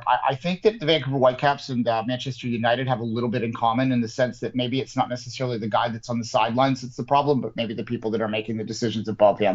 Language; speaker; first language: English; native; English